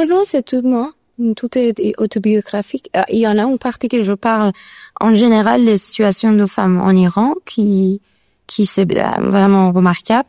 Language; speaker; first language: French; non-native, learner; Persian